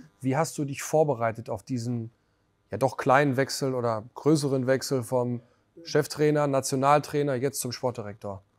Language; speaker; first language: German; native; German